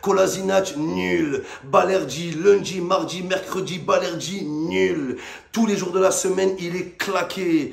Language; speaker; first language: French; native; French